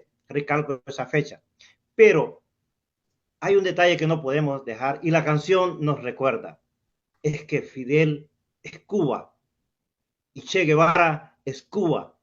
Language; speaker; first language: Spanish; native; Spanish